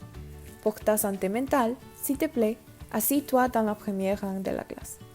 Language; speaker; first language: French; non-native, learner; Spanish